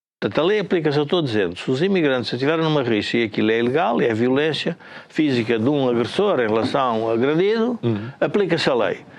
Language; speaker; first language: Portuguese; native; Portuguese